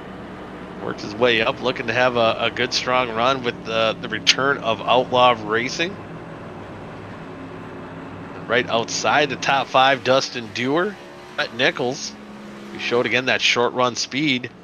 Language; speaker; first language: English; native; English